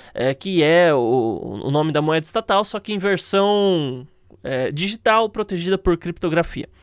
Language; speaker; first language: Portuguese; native; Portuguese